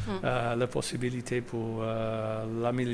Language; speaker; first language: French; non-native, fluent; English